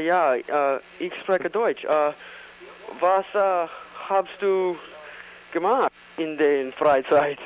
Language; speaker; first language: German; non-native, learner; English